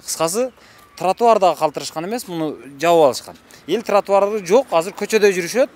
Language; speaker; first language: Kyrgyz; native; Kyrgyz